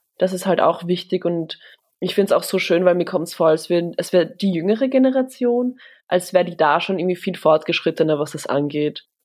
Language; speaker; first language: German; early bilingual, other home language; Polish